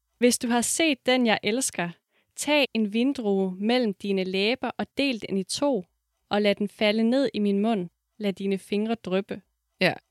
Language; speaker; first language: Danish; native; Danish